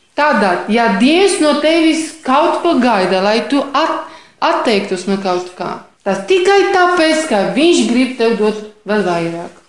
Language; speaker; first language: Latvian; non-native, fluent; Polish